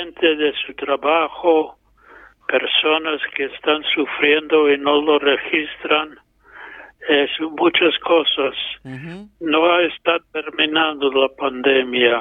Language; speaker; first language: Spanish; non-native, fluent; English